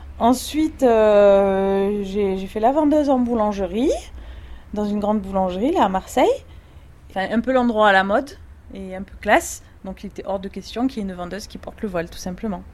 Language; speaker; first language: French; native; French